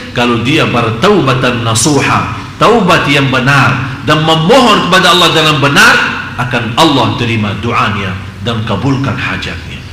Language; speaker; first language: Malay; non-native, fluent; Arabic